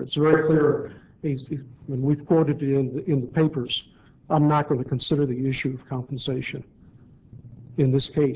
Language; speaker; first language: English; native; English